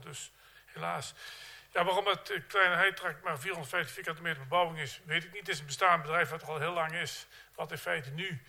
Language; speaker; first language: Dutch; native; Dutch